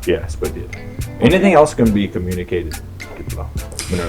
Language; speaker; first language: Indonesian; non-native, learner; English